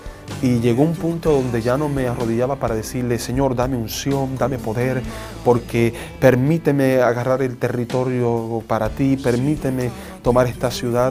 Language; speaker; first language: Spanish; native; Spanish